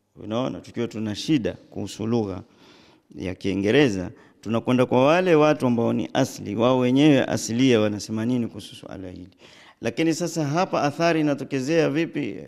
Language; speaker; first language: Swahili; native; Swahili